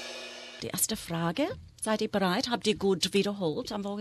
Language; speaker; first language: German; non-native, fluent; English